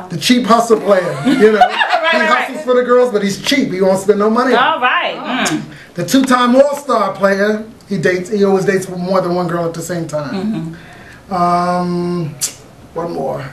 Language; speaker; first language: English; native; English